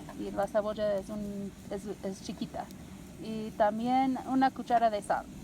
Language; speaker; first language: Spanish; non-native, learner; English